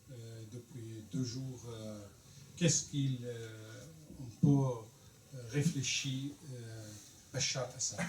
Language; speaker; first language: French; non-native, learner; Arabic